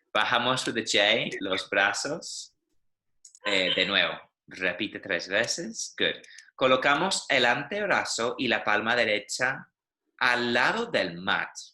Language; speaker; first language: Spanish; non-native, fluent; English